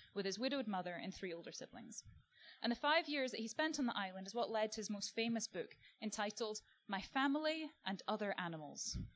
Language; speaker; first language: English; native; English